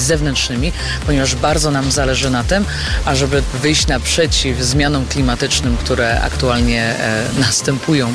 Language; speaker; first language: Polish; native; Polish